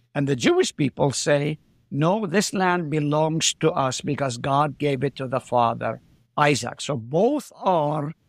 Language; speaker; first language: English; non-native, fluent; Arabic